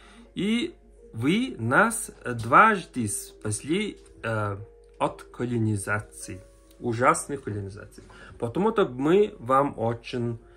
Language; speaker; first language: Russian; non-native, learner; Mongolian